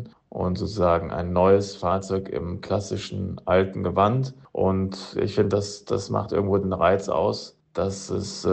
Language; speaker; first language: German; native; German